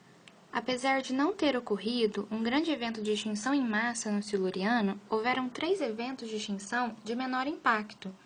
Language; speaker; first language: Portuguese; native; Portuguese